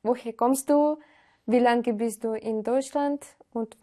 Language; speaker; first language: German; non-native, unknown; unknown